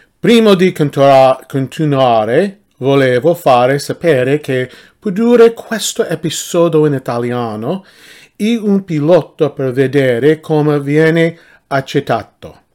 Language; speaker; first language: Italian; non-native, learner; English